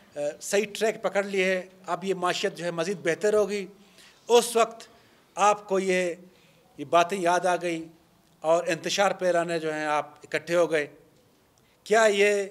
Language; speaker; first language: Urdu; non-native, local second language; Baluchi